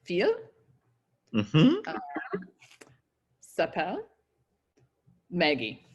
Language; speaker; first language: French; non-native, learner; English